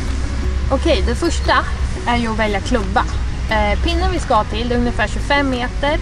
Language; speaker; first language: Swedish; native; Swedish